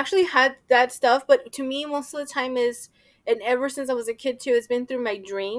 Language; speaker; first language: English; native; English